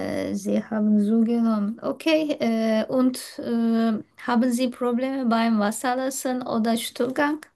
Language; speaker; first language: German; non-native, learner; Turkish